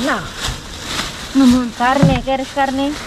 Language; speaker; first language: Spanish; non-native, learner; Filipino